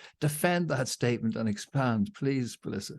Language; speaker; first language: English; native; English